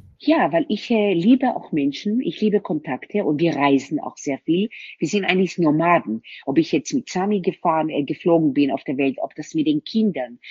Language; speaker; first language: German; non-native, fluent; Hebrew